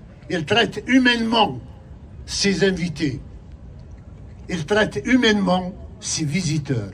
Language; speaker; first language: French; non-native, local second language; Kabyle